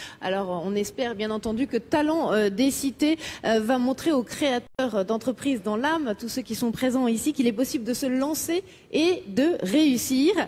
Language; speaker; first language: French; native; French